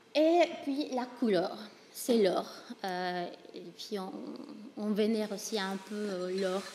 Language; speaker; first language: French; non-native, fluent; Spanish